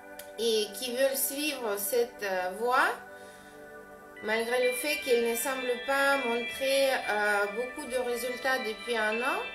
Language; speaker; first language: French; non-native, fluent; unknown